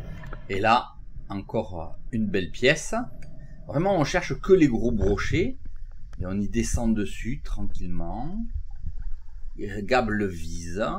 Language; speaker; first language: French; native; French